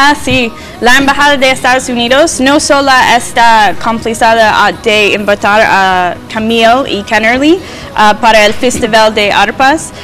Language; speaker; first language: Spanish; non-native, learner; English